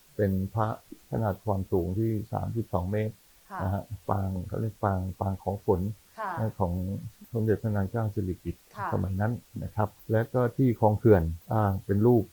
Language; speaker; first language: Thai; native; Thai